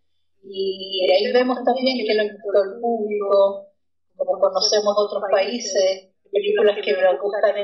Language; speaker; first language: Spanish; non-native, fluent; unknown